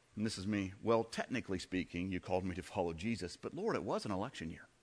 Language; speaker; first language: English; native; English